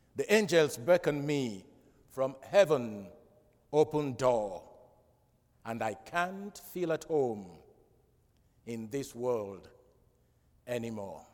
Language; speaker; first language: English; non-native, local second language; Krio